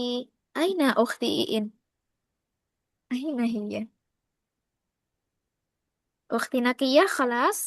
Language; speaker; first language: Arabic; non-native, fluent; Indonesian